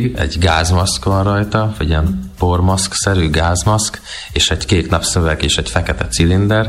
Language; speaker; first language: Hungarian; native; Hungarian